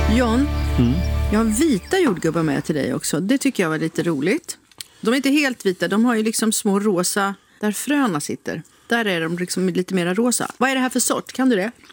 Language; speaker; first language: Swedish; native; Swedish